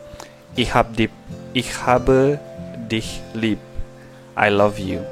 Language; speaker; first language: German; non-native, learner; Indonesian